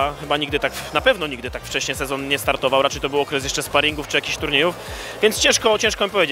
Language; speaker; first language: Polish; native; Polish